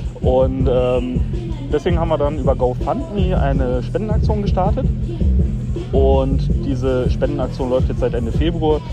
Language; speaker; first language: German; native; German